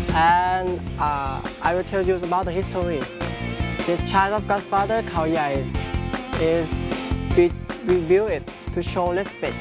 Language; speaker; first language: English; non-native, learner; Thai